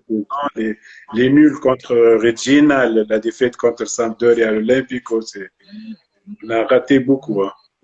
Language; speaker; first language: French; non-native, local second language; Arabic